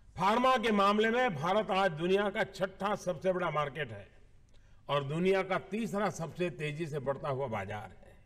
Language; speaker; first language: Hindi; native; Hindi